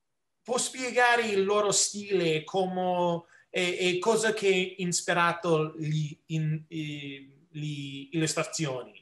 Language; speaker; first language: Italian; early bilingual, heritage; English